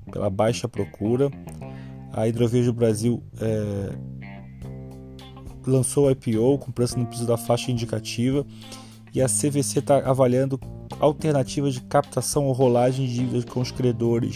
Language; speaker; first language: Portuguese; native; Portuguese